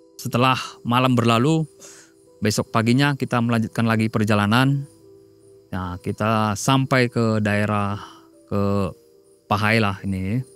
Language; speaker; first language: Indonesian; non-native, local second language; Batak Toba